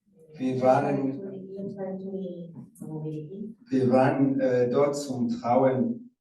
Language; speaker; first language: German; non-native, learner; Rundi